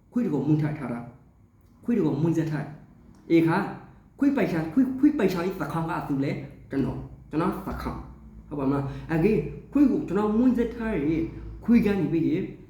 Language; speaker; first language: Burmese; native; Burmese